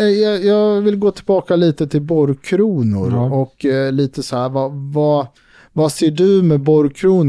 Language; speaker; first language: Swedish; native; Swedish